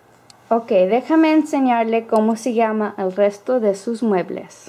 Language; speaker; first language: Spanish; non-native, learner; English